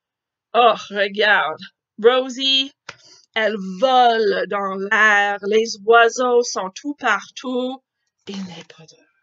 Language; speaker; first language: French; non-native, fluent; English